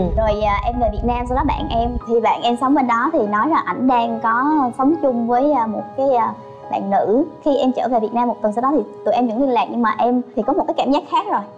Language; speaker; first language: Vietnamese; native; Vietnamese